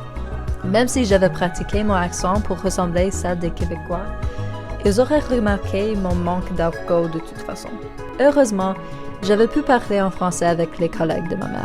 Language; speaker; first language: French; non-native, learner; English